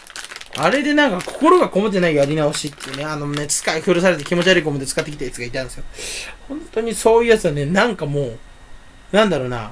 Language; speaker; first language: Japanese; native; Japanese